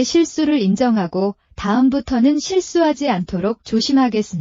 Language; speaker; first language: Korean; non-native, learner; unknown